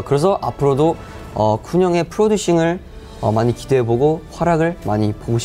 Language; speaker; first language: Korean; early bilingual, heritage; Korean